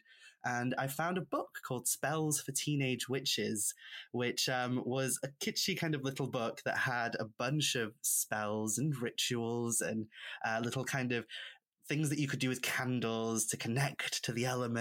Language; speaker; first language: English; non-native, local second language; Welsh